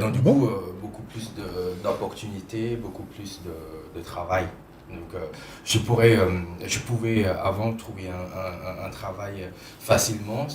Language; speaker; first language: French; non-native, fluent; Khmer